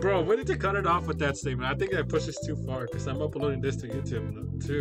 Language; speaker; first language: English; early bilingual, other home language; Spanish